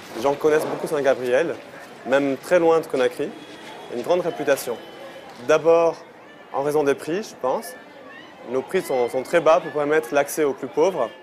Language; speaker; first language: French; native; French